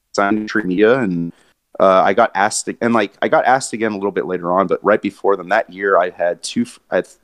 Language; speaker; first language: English; native; English